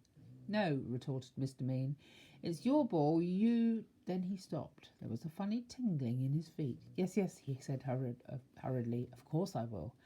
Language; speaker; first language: English; native; English